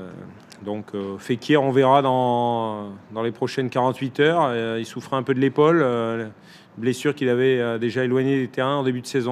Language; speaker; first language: French; native; French